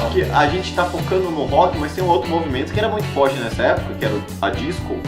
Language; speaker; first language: Portuguese; native; Portuguese